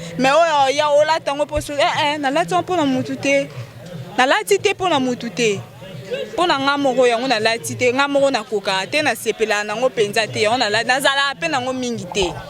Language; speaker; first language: Lingala; non-native, local second language; Kituba (Democratic Republic of Congo)